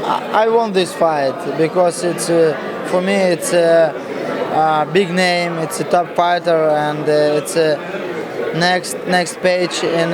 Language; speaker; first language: English; non-native, learner; Russian